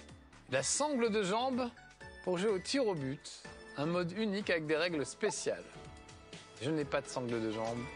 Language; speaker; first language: French; native; French